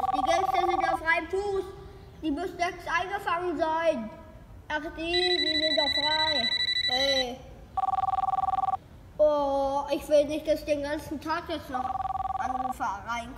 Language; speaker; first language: German; native; German